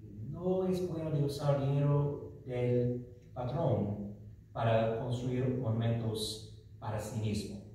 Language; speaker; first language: Spanish; non-native, fluent; English